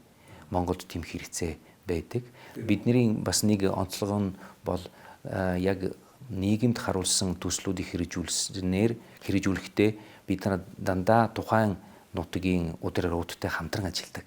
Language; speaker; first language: Mongolian; non-native, fluent; Italian